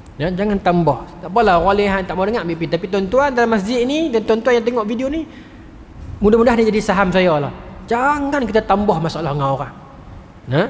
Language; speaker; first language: Malay; native; Malay